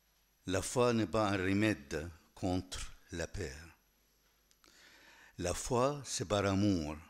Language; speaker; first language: French; non-native, fluent; Arabic